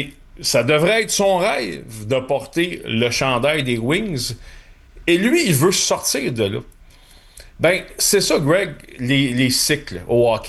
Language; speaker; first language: French; native; French